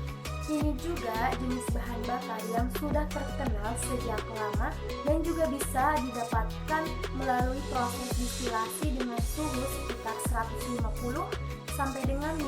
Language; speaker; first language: Indonesian; native; Indonesian